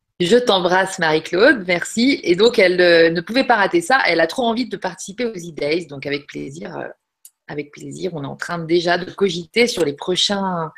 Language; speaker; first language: French; native; French